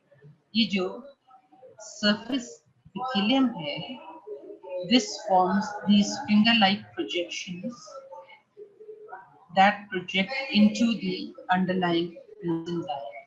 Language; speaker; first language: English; non-native, local second language; Urdu